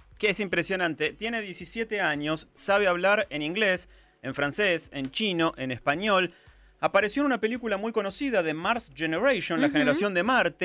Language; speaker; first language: Spanish; native; Spanish